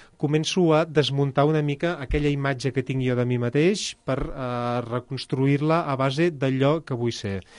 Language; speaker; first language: Catalan; native; Catalan